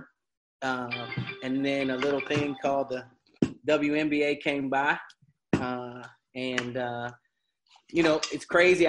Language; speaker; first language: English; native; English